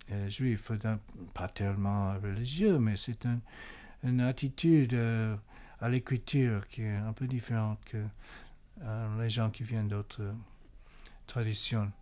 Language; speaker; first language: French; non-native, fluent; English